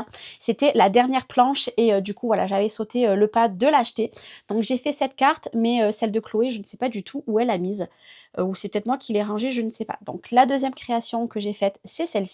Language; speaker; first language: French; native; French